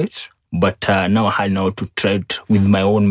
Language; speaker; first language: English; non-native, local second language; Kikuyu